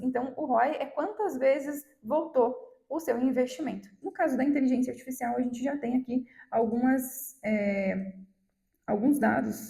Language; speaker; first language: Portuguese; native; Portuguese